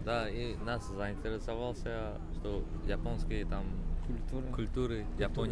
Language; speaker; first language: Russian; non-native, learner; Uzbek